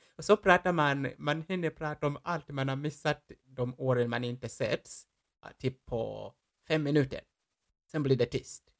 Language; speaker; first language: Swedish; non-native, fluent; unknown